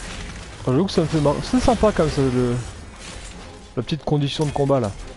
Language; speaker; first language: French; native; French